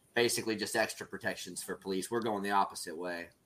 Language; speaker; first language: English; native; English